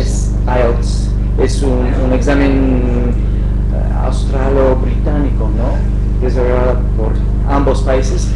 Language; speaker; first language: Spanish; non-native, fluent; English